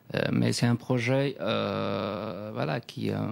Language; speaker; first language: French; non-native, local second language; Kabyle